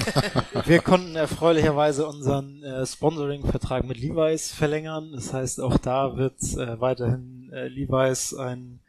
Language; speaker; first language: German; native; German